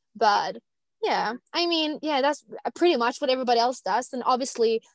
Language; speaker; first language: English; non-native, fluent; Swedish